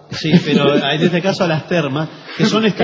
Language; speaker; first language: Spanish; native; Spanish